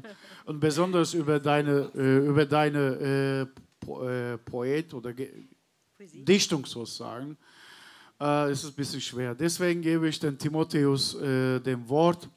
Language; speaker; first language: German; non-native, learner; Turkish